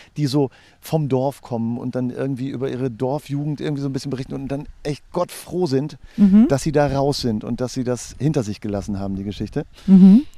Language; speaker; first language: German; native; German